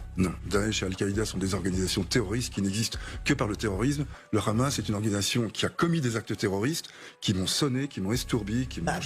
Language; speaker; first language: French; native; French